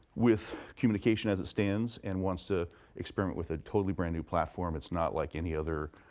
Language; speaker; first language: English; native; English